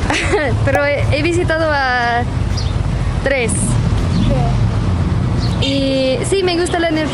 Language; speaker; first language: Spanish; non-native, fluent; English